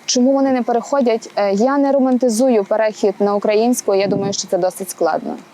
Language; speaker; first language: Ukrainian; native; Ukrainian